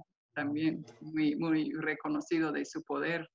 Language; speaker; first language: Spanish; non-native, fluent; English